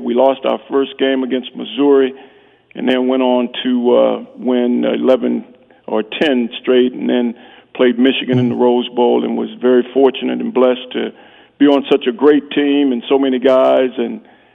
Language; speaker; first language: English; native; English